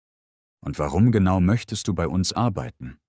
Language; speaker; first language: German; native; German